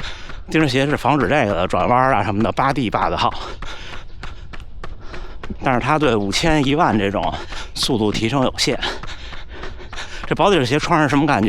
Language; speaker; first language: Chinese; native; Chinese